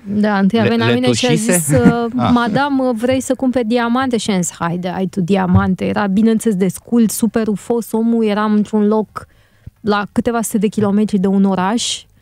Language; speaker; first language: Romanian; native; Romanian